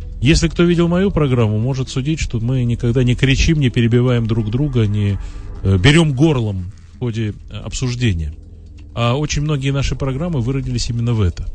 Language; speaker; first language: Russian; native; Russian